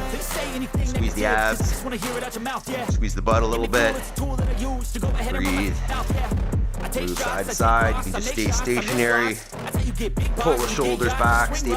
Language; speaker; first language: English; native; English